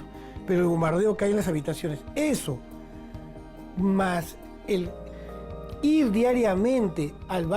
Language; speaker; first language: Spanish; native; Spanish